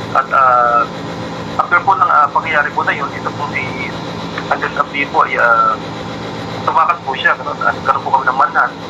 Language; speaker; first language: Filipino; non-native, local second language; Pangasinan